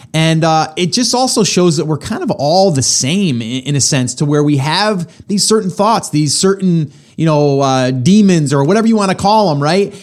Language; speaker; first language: English; native; English